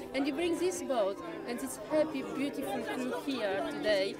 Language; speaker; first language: English; non-native, fluent; French